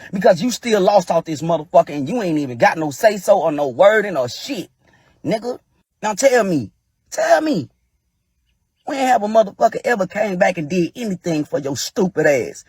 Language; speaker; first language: English; native; English